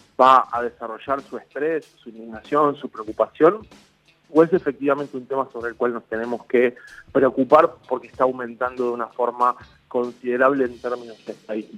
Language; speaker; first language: Spanish; native; Spanish